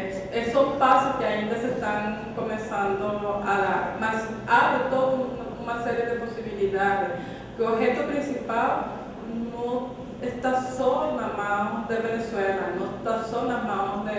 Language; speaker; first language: Portuguese; non-native, fluent; Spanish